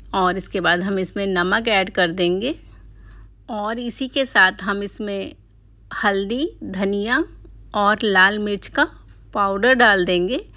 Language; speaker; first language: Hindi; native; Hindi